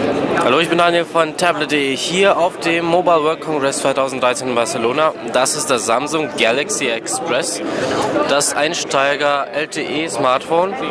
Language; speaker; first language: German; native; German